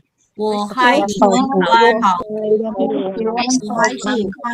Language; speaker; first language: Chinese; non-native, learner; Filipino